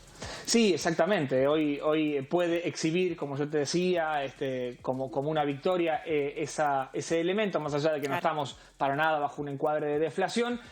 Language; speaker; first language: Spanish; native; Spanish